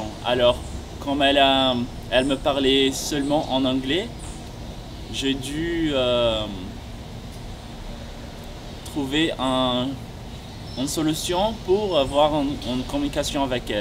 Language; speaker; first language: French; non-native, fluent; Portuguese